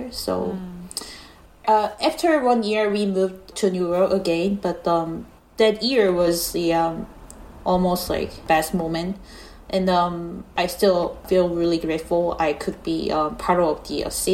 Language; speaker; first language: English; non-native, learner; Korean